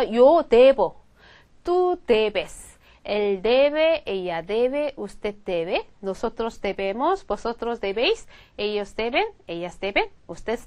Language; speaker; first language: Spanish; non-native, fluent; Korean